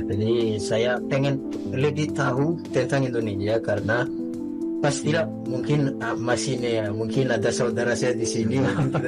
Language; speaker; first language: Indonesian; non-native, fluent; Malagasy